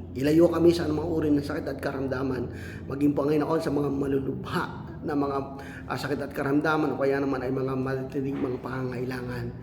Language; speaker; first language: Filipino; non-native, local second language; Cebuano